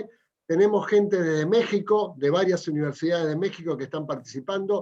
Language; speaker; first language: Spanish; native; Spanish